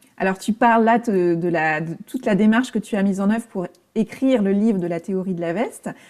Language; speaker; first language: French; native; French